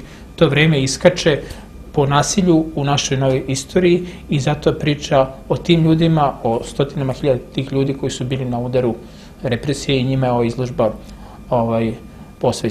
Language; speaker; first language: Serbian; native; Serbian